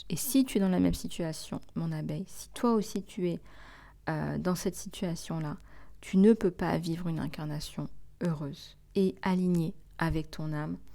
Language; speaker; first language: French; native; French